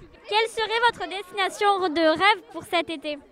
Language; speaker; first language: French; native; French